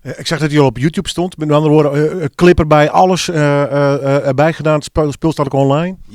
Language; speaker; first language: Dutch; non-native, local second language; Western Frisian